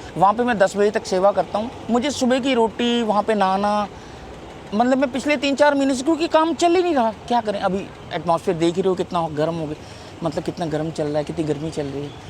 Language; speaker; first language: Hindi; native; Hindi